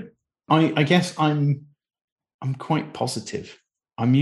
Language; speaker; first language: English; native; English